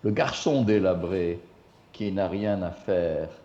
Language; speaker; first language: French; non-native, fluent; English